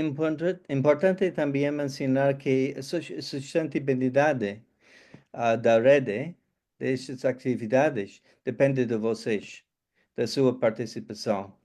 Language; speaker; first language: Portuguese; non-native, fluent; English